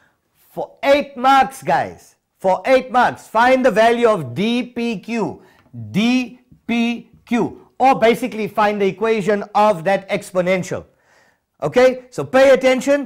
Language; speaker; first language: English; native; English